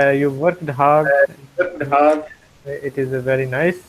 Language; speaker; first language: English; non-native, fluent; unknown